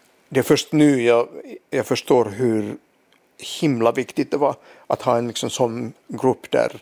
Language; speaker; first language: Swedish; non-native, local second language; Finnish